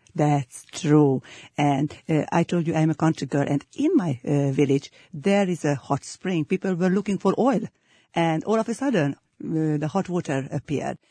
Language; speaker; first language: English; non-native, fluent; Hungarian